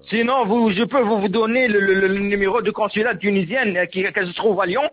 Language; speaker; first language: French; non-native, local second language; Arabic